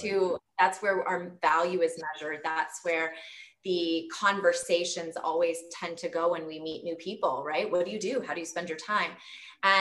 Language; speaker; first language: English; native; English